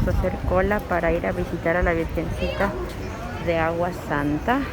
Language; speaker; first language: Spanish; native; Spanish